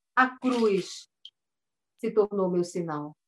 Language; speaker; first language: Portuguese; native; Portuguese